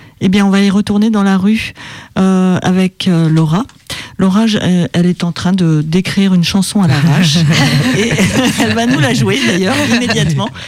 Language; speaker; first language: French; native; French